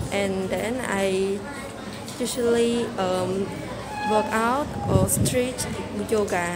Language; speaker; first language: English; non-native, learner; Khmer